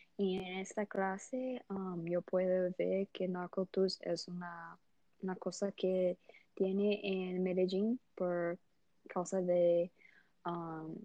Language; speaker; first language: Spanish; non-native, learner; English